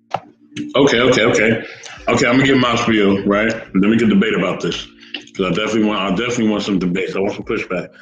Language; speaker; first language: English; native; English